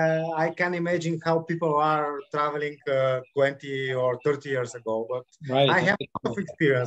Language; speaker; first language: English; non-native, learner; Bulgarian